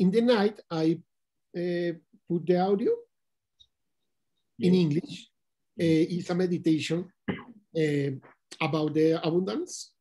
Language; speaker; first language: English; non-native, learner; Spanish